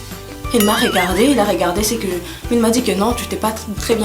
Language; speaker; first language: French; non-native, local second language; Lingala